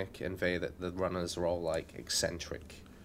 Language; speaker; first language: English; native; English